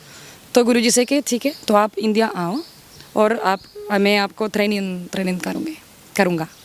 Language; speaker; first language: Hindi; non-native, learner; Spanish